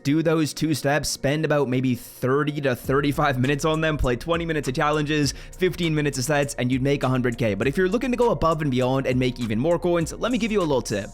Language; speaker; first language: English; native; English